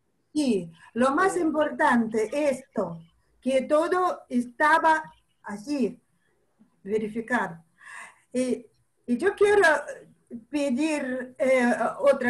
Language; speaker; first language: Spanish; non-native, fluent; Russian